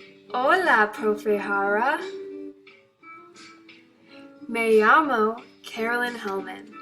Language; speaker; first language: Spanish; non-native, learner; English